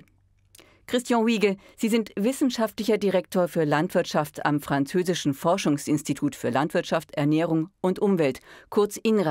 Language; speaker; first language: German; native; German